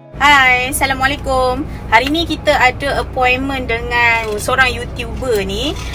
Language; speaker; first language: Malay; native; Malay